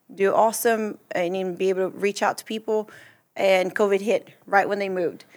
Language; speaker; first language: English; early bilingual, other home language; Portuguese